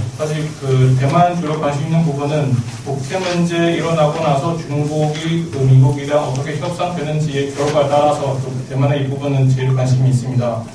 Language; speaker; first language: Korean; non-native, learner; Chinese